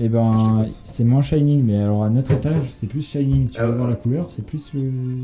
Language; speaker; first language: French; native; French